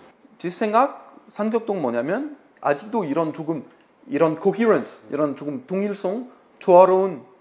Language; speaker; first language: Korean; non-native, fluent; French